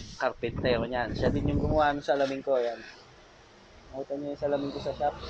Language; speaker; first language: Filipino; native; Filipino